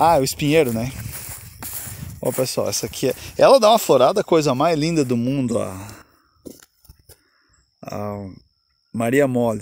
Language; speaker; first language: Portuguese; native; Portuguese